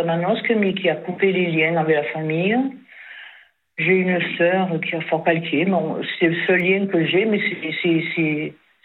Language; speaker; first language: French; native; French